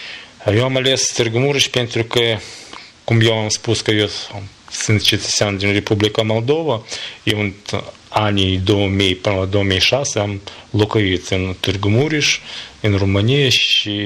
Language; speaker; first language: Romanian; non-native, learner; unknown